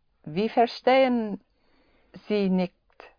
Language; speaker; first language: German; non-native, learner; English